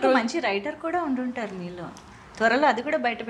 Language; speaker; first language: Telugu; native; Telugu